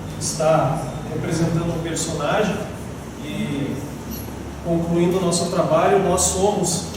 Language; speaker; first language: Portuguese; native; Portuguese